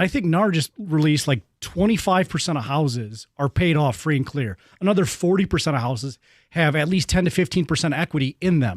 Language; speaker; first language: English; native; English